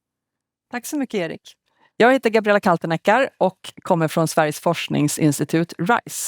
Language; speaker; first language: Swedish; native; Swedish